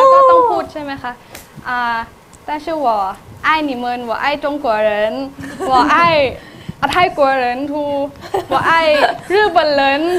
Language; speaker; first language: Chinese; non-native, learner; Thai